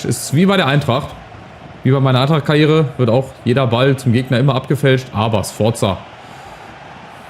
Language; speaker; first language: German; native; German